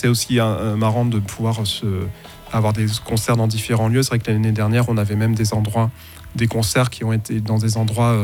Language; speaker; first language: French; native; French